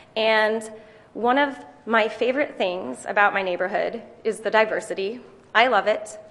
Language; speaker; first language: English; native; English